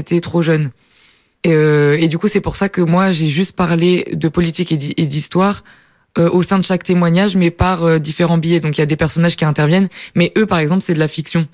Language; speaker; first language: French; native; French